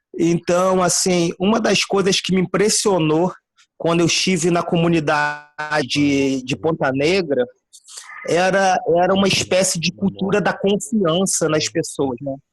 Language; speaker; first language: Portuguese; native; Portuguese